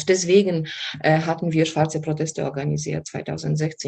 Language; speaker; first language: German; non-native, fluent; Polish